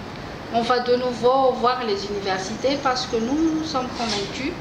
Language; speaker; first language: French; non-native, local second language; Malagasy